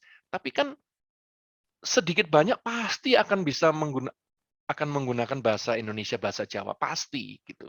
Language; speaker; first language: Indonesian; non-native, fluent; German